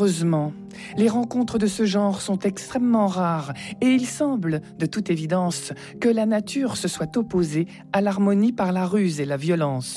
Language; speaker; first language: French; native; French